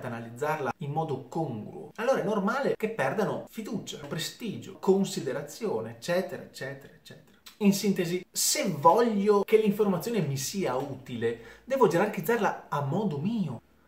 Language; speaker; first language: Italian; native; Italian